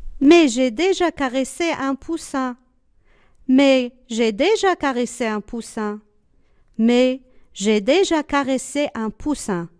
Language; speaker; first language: French; non-native, local second language; Arabic